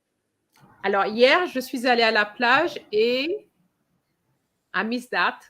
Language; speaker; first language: French; non-native, fluent; English